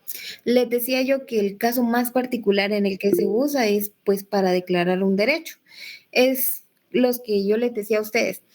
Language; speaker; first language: Spanish; native; Spanish